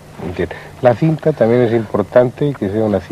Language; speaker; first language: Spanish; native; Spanish